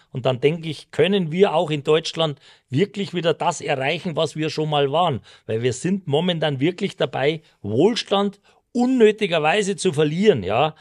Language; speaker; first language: German; native; German